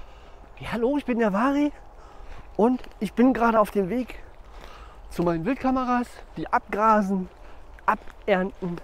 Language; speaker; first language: German; native; German